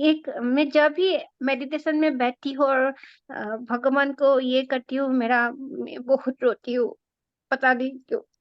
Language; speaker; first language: Hindi; non-native, local second language; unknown